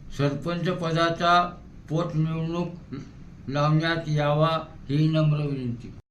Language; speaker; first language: Marathi; non-native, local second language; Bhili